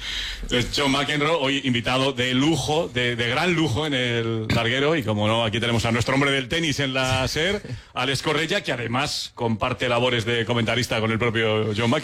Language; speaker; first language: Spanish; native; Spanish